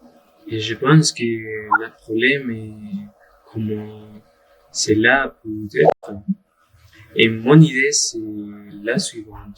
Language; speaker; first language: French; non-native, learner; Spanish